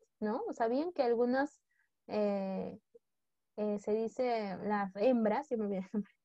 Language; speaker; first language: Spanish; native; Spanish